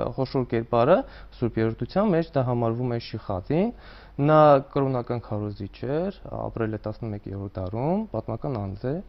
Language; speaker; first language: Armenian; non-native, local second language; Kurdish